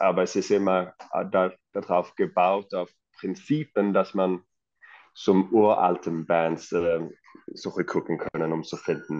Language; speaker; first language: German; non-native, fluent; Swedish